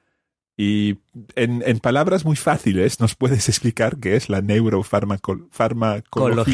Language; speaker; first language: Spanish; non-native, fluent; English